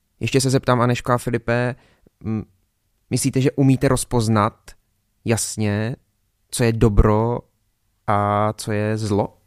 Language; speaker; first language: Czech; native; Czech